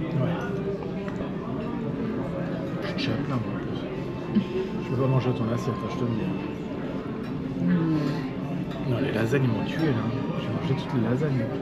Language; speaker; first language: French; native; French